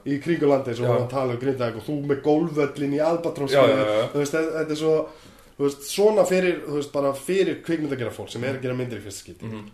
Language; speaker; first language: Icelandic; native; Icelandic